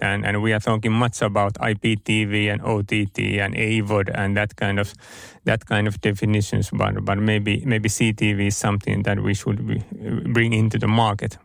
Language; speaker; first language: English; non-native, fluent; Finnish